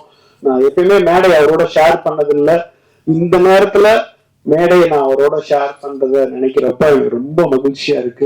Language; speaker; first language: Tamil; native; Tamil